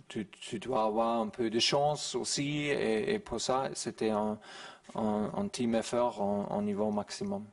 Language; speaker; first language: French; non-native, learner; German